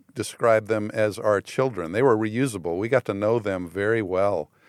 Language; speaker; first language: English; native; English